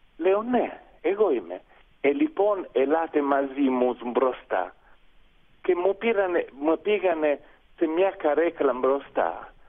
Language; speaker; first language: Greek; non-native, fluent; Italian